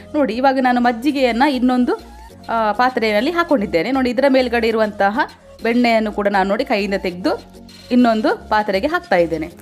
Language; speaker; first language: Kannada; non-native, local second language; Tulu